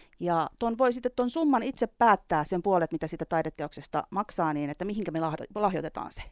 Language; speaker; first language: Finnish; native; Finnish